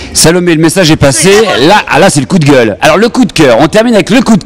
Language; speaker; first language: French; native; French